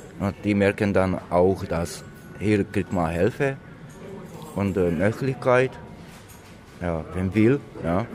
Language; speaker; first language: German; non-native, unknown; Slovak